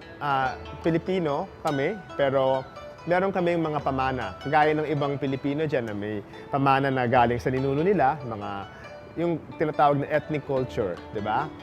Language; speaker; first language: Filipino; native; Filipino